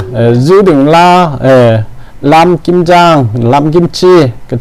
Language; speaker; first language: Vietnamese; non-native, learner; Korean